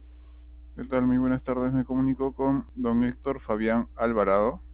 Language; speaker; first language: Spanish; native; Spanish